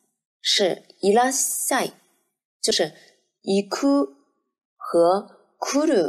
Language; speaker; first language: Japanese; non-native, fluent; Chinese